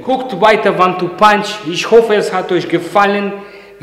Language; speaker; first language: German; non-native, fluent; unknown